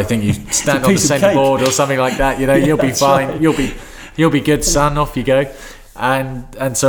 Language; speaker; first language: English; native; English